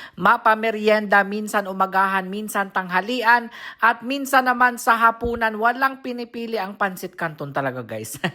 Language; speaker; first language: Filipino; non-native, local second language; Cebuano